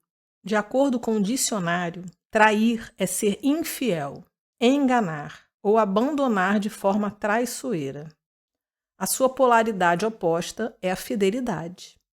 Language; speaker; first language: Portuguese; native; Portuguese